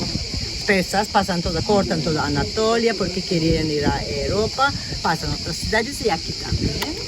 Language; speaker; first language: Portuguese; non-native, fluent; Turkish